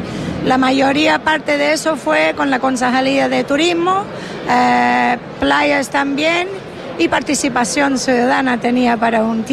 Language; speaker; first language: Spanish; non-native, fluent; English